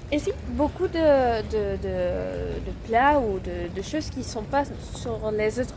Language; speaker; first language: French; non-native, fluent; Dutch